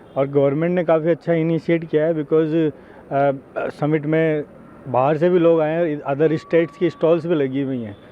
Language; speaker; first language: Hindi; native; Hindi